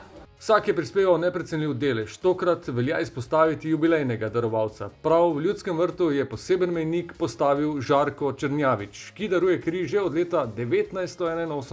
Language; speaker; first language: Slovenian; native; Slovenian